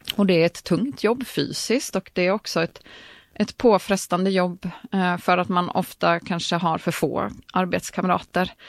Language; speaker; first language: Swedish; native; Swedish